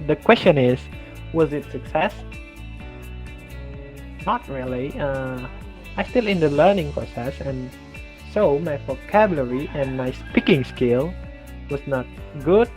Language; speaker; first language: English; non-native, learner; Indonesian